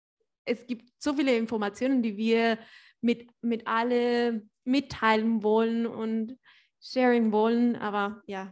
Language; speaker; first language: German; non-native, learner; Spanish